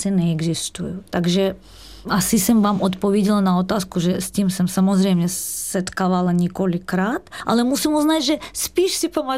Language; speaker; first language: Czech; non-native, fluent; Russian